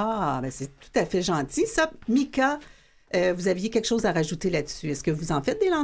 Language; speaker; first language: French; native; French